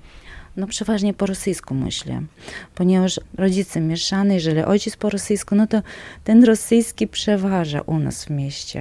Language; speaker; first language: Polish; non-native, local second language; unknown